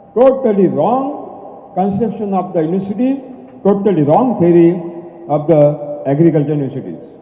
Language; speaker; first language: English; non-native, local second language; Marathi